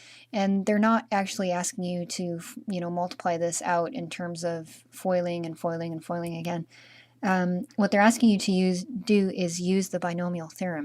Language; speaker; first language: English; native; English